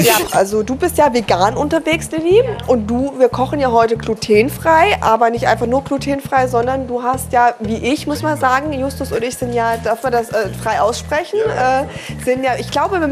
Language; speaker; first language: German; native; German